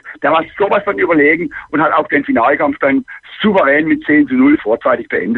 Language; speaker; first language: German; native; German